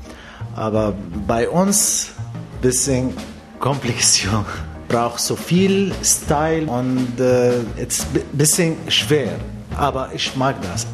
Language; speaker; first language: German; non-native, learner; Arabic